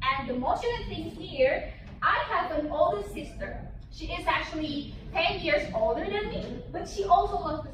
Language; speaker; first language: English; non-native, fluent; Indonesian